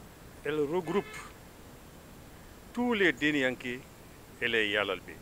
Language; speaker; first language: French; non-native, local second language; Fula